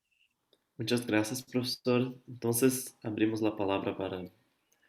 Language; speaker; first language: Spanish; non-native, learner; Portuguese